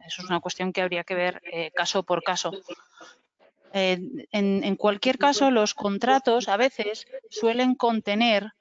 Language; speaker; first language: Spanish; native; Spanish